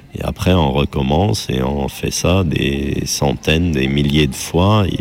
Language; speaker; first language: French; non-native, fluent; German